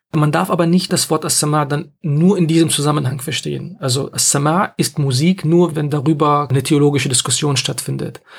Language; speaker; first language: German; non-native, fluent; Arabic